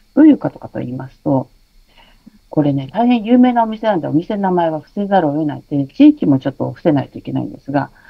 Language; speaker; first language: Japanese; native; Japanese